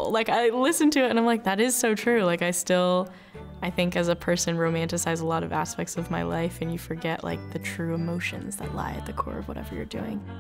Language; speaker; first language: English; native; English